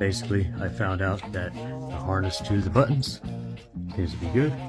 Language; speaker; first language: English; native; English